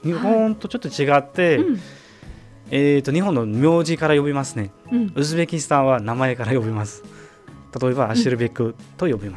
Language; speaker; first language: Japanese; non-native, fluent; Uzbek